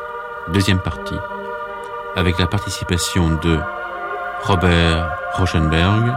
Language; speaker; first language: French; native; French